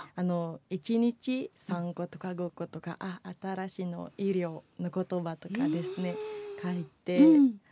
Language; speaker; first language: Japanese; non-native, learner; Indonesian